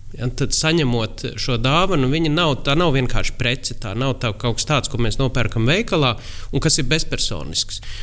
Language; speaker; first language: Latvian; native; Latvian